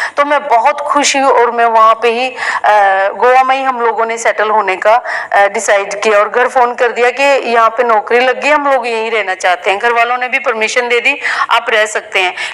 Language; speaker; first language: Hindi; native; Hindi